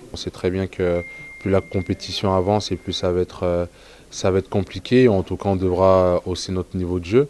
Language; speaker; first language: French; native; French